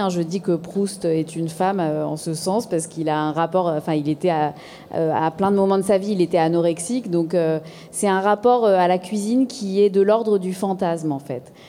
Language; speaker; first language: French; native; French